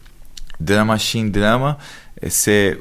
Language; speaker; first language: French; non-native, learner; Portuguese